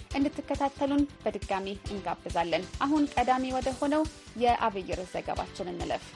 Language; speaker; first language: Amharic; native; Amharic